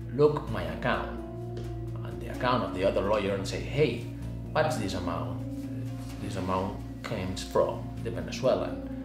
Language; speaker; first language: English; non-native, learner; Spanish